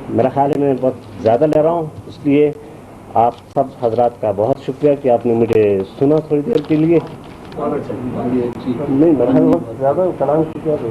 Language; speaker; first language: Urdu; non-native, local second language; Shina